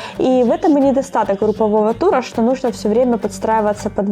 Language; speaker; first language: Russian; native; Russian